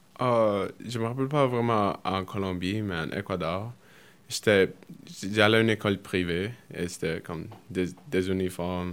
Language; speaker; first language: French; early bilingual, other home language; Spanish